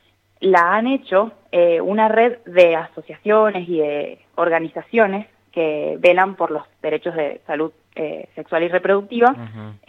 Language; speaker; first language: Spanish; native; Spanish